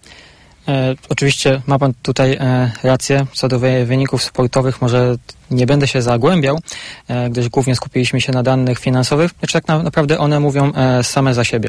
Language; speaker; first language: Polish; native; Polish